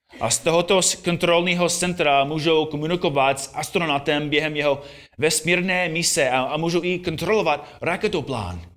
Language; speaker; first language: Czech; non-native, fluent; English